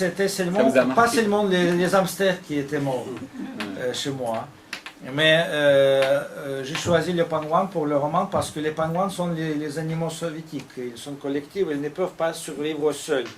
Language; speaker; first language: French; non-native, fluent; Russian